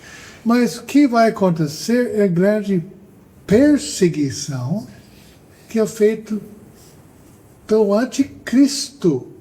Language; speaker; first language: Portuguese; non-native, fluent; English